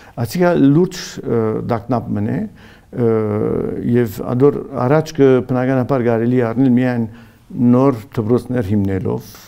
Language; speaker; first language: Armenian; early bilingual, heritage; Armenian